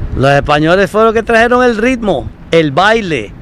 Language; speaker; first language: Spanish; native; Spanish